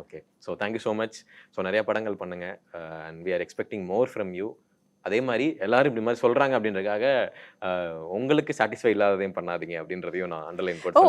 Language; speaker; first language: Tamil; native; Tamil